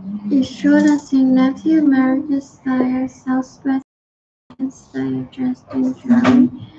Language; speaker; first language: English; non-native, learner; Chinese